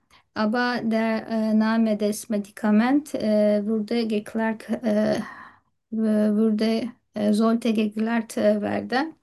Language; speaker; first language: German; non-native, learner; Turkish